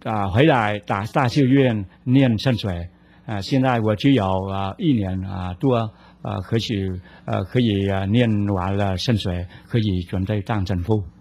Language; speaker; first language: Chinese; non-native, learner; Vietnamese